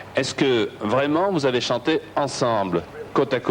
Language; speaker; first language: French; native; French